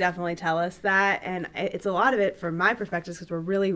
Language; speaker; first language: English; native; English